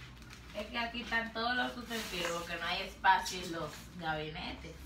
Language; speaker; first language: Spanish; native; Spanish